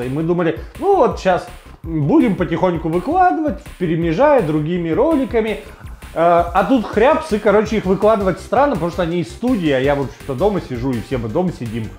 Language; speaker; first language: Russian; native; Russian